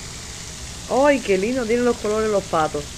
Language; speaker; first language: Spanish; native; Spanish